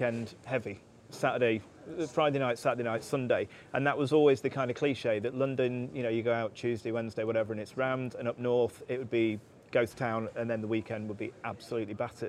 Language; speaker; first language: English; native; English